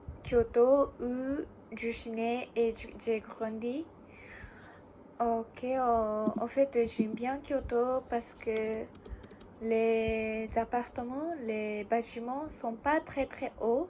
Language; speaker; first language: French; non-native, learner; Japanese